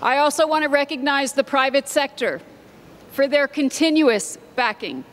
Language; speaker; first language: English; native; English